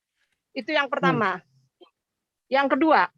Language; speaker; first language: Indonesian; native; Indonesian